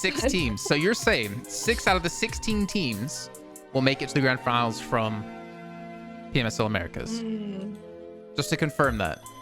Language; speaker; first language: English; native; English